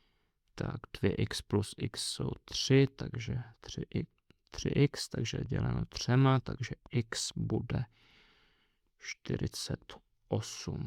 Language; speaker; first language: Czech; native; Czech